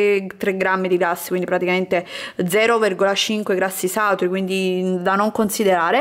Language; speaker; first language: Italian; native; Italian